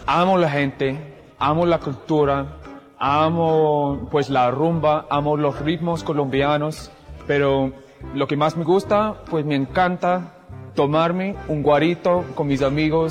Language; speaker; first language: Spanish; non-native, fluent; English